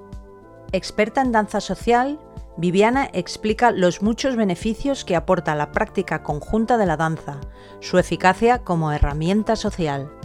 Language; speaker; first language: Spanish; native; Spanish